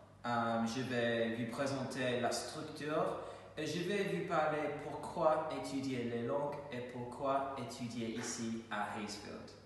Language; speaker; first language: French; non-native, fluent; English